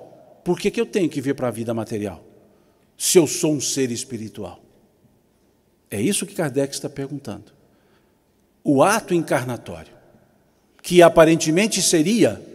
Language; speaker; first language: Portuguese; native; Portuguese